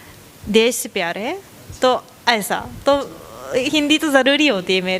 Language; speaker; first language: Hindi; non-native, fluent; Japanese